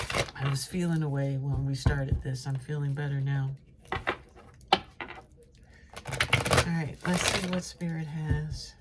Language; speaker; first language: English; native; English